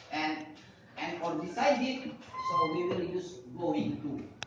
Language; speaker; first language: English; non-native, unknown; Indonesian